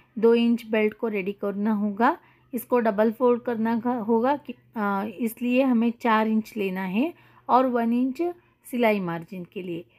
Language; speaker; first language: Hindi; non-native, local second language; Kannada